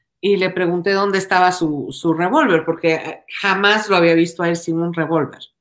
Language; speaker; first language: Spanish; native; Spanish